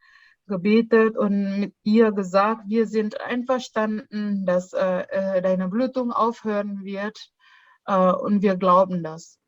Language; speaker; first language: German; non-native, fluent; Indonesian